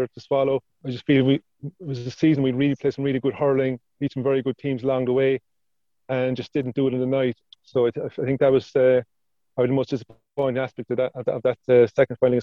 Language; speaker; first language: English; native; English